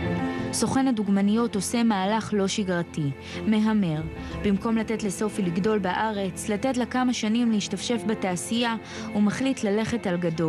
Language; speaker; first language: Hebrew; native; Hebrew